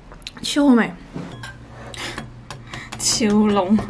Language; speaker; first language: Cantonese; native; Cantonese